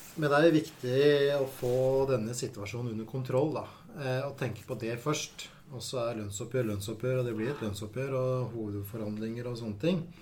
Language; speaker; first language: Norwegian; native; Norwegian